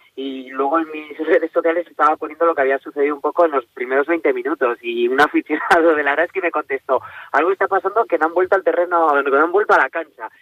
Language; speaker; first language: Spanish; native; Spanish